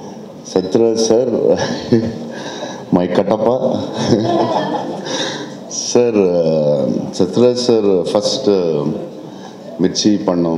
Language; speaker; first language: Tamil; non-native, local second language; Telugu